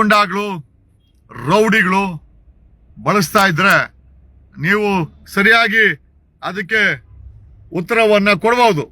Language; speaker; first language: Kannada; native; Kannada